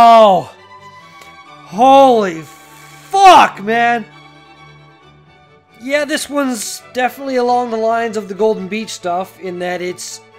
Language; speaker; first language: English; native; English